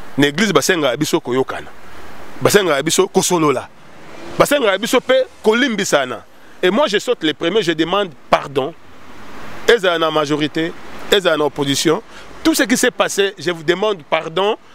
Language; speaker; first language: Lingala; non-native, local second language; Kongo